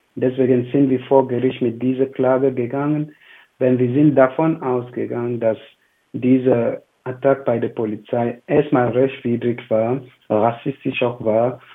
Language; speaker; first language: German; non-native, fluent; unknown